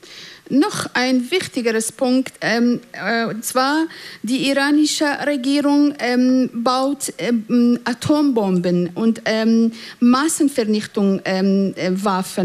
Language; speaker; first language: German; non-native, fluent; Central Kurdish